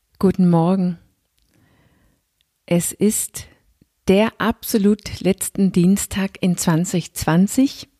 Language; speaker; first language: German; non-native, fluent; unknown